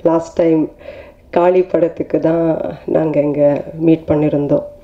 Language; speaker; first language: Tamil; non-native, learner; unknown